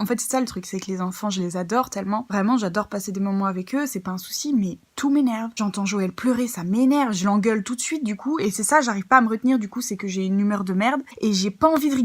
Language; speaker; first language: French; native; French